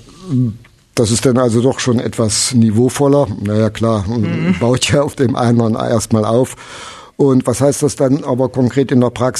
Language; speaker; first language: German; native; German